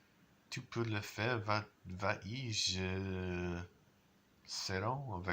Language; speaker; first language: French; non-native, learner; English